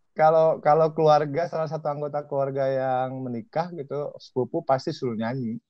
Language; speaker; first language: Indonesian; native; Indonesian